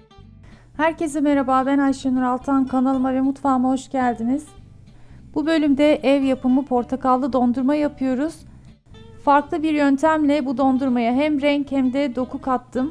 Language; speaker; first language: Turkish; native; Turkish